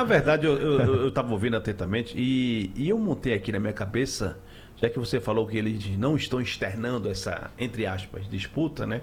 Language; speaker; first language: Portuguese; native; Portuguese